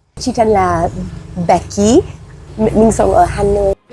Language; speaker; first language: Vietnamese; non-native, learner; English